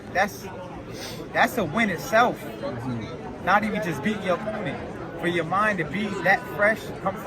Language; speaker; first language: English; native; English